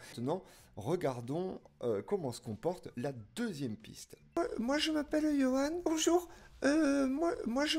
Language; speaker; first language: French; native; French